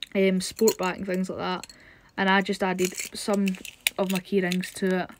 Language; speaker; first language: English; native; English